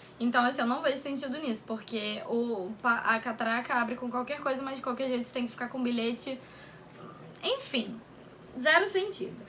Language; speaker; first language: Portuguese; native; Portuguese